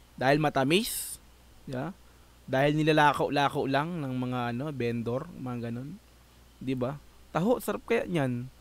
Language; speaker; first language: Filipino; native; Filipino